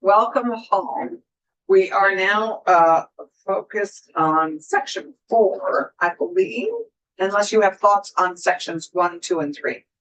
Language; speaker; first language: English; native; English